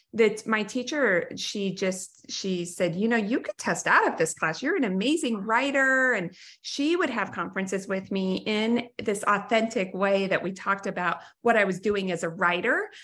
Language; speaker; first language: English; native; English